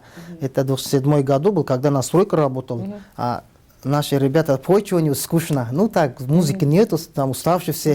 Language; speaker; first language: Russian; non-native, learner; Tajik